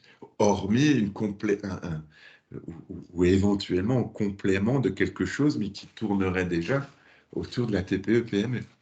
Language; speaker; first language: French; native; French